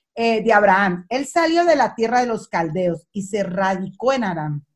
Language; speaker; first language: Spanish; native; Spanish